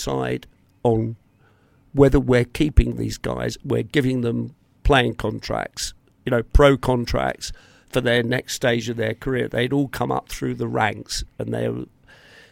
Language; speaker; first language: English; native; English